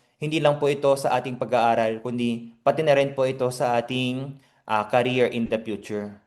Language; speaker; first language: Filipino; non-native, fluent; Korean